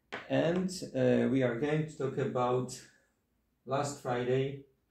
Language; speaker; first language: English; non-native, fluent; Polish